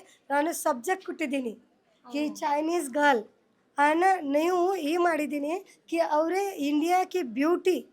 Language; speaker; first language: Kannada; non-native, learner; Hindi